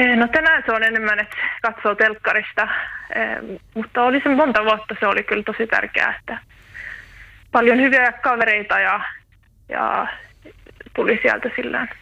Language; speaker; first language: Finnish; native; Finnish